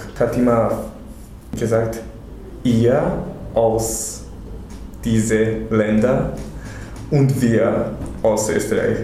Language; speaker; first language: German; non-native, learner; Serbian